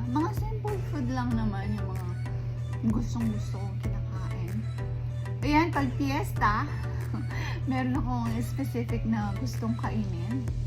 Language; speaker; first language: Filipino; non-native, local second language; Pampanga